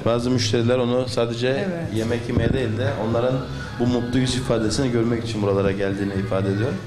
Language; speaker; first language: Turkish; native; Turkish